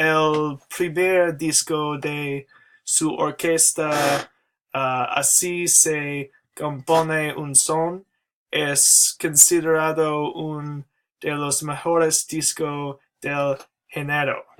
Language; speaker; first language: Spanish; non-native, learner; English